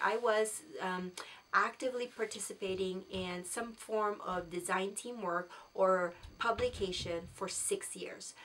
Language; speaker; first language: English; non-native, local second language; Filipino